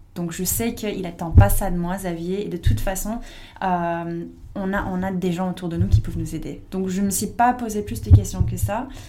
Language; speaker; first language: French; non-native, fluent; English